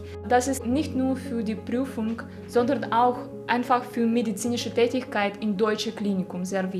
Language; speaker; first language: German; non-native, fluent; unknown